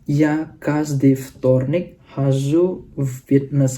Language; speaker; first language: Russian; non-native, fluent; Indonesian